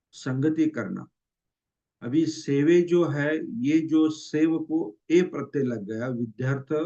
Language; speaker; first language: Hindi; non-native, local second language; Marathi